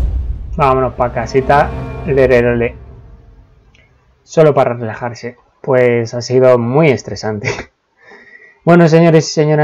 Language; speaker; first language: Spanish; native; Spanish